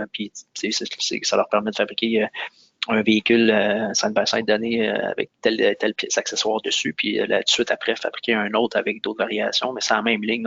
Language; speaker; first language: French; native; French